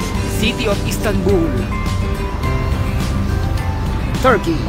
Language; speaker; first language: English; non-native, learner; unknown